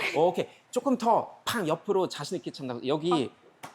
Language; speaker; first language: Korean; non-native, fluent; German